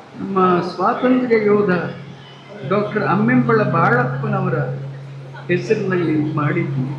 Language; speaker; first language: Kannada; non-native, local second language; Tulu